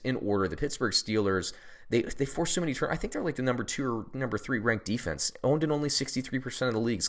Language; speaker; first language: English; native; English